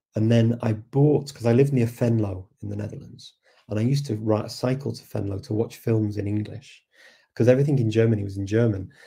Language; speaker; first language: English; native; English